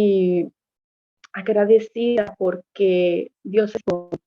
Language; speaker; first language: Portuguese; non-native, learner; Spanish